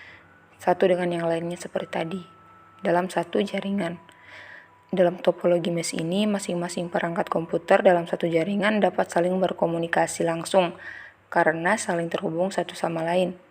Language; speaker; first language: Indonesian; native; Indonesian